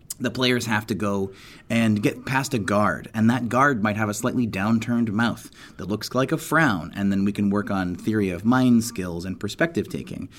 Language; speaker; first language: English; native; English